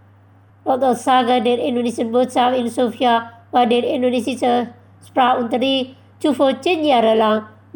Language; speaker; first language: German; non-native, fluent; Indonesian